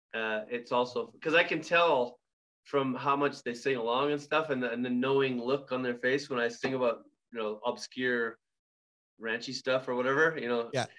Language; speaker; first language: English; native; English